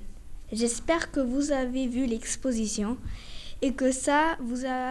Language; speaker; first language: French; non-native, learner; Spanish